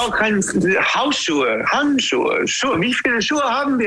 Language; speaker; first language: German; non-native, learner; English